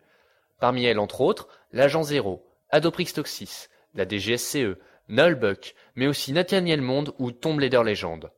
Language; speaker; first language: French; native; French